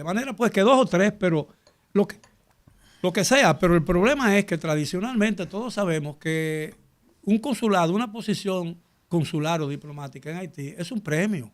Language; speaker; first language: Spanish; native; Spanish